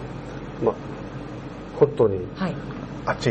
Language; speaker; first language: Japanese; non-native, learner; Korean